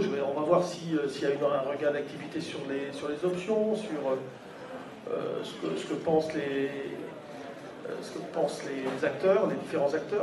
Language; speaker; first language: French; native; French